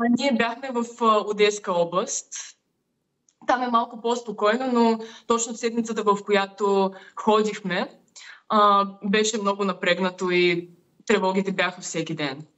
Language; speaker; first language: Bulgarian; early bilingual, other home language; Ukrainian